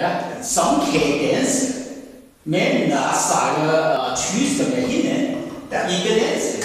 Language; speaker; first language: Danish; non-native, learner; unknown